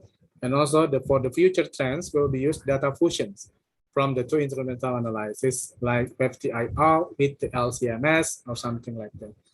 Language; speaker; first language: English; non-native, fluent; Indonesian